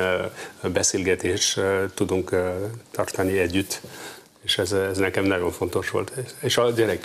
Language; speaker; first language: Hungarian; non-native, learner; French